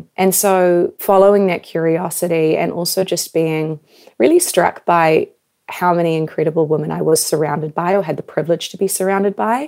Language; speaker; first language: English; native; English